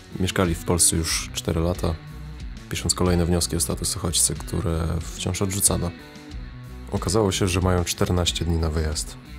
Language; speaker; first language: Polish; early bilingual, other home language; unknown